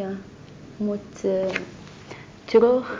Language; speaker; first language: Dutch; non-native, learner; Arabic